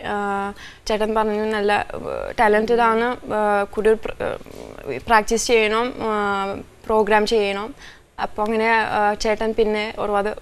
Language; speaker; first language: Malayalam; non-native, fluent; French